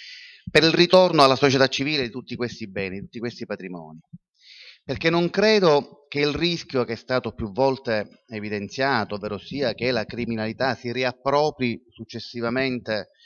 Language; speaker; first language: Italian; native; Italian